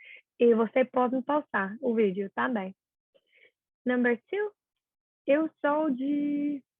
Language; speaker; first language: Portuguese; non-native, learner; English